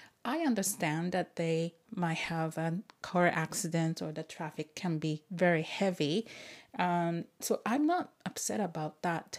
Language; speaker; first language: English; non-native, fluent; Japanese